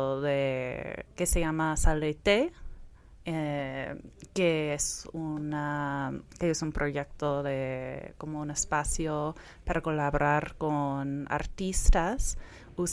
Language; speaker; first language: Spanish; non-native, fluent; English